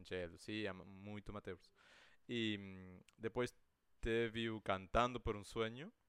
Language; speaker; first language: Portuguese; non-native, fluent; Spanish